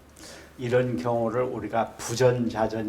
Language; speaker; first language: Korean; native; Korean